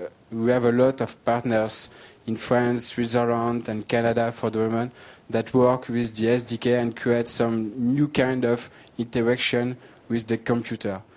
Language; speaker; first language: English; non-native, learner; French